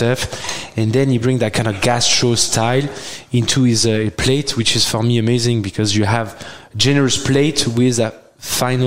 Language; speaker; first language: English; non-native, fluent; French